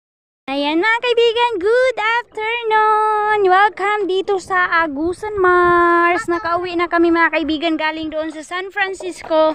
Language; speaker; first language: Filipino; non-native, local second language; Cebuano